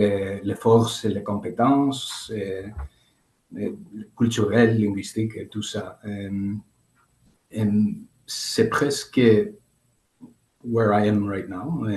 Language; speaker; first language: French; non-native, learner; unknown